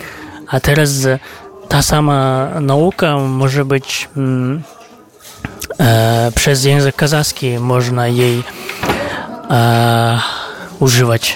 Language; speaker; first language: Polish; non-native, fluent; Kazakh